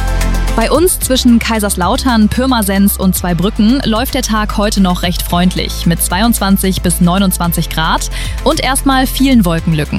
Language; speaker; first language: German; native; German